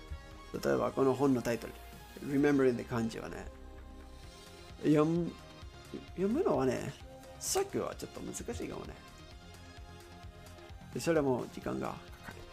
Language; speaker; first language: Japanese; non-native, learner; Spanish